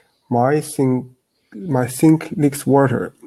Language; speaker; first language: English; non-native, learner; Chinese